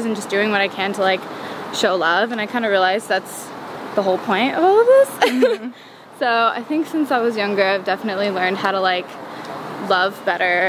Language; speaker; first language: English; native; English